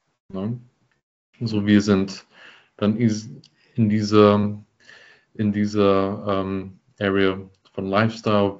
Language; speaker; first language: German; non-native, fluent; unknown